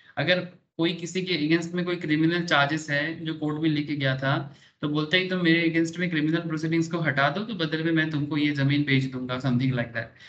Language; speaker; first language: Hindi; non-native, local second language; Bangla